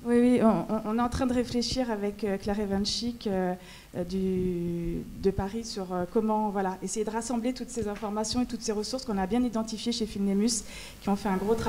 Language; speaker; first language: French; native; French